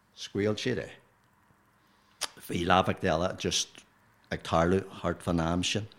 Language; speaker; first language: Irish; non-native, local second language; English